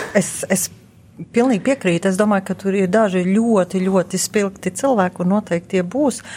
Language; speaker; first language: Latvian; early bilingual, heritage; Latvian